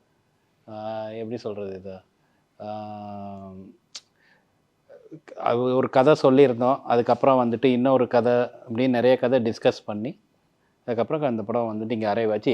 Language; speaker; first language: Tamil; native; Tamil